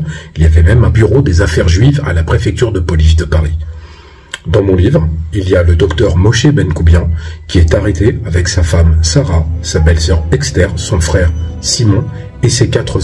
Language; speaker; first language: French; native; French